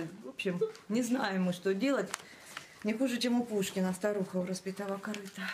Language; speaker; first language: Russian; native; Russian